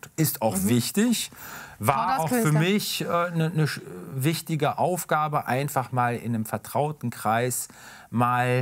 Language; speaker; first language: German; native; German